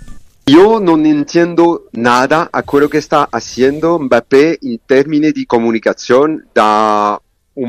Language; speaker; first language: Spanish; non-native, learner; French